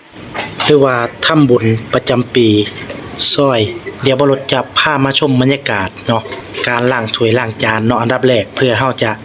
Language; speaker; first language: Thai; non-native, local second language; Lao